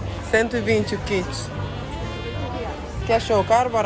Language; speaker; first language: Portuguese; non-native, fluent; Spanish